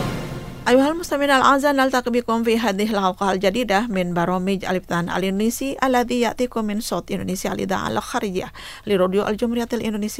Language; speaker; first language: Arabic; non-native, fluent; Indonesian